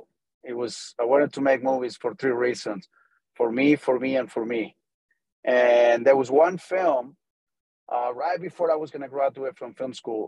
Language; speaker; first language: English; non-native, fluent; Spanish